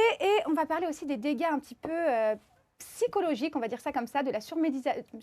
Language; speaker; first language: French; native; French